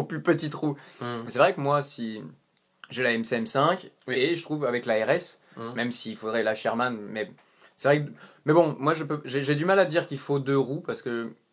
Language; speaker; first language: French; native; French